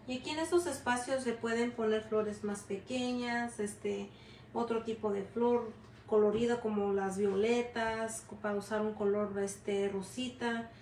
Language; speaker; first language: Spanish; early bilingual, heritage; Spanish